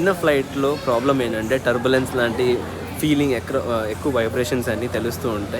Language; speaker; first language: Telugu; native; Telugu